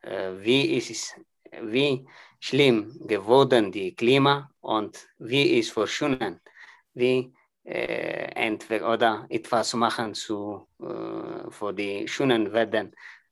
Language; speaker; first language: German; non-native, learner; Tigrinya